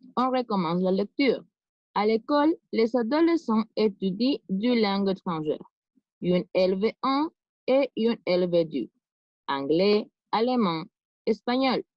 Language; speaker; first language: French; non-native, fluent; Spanish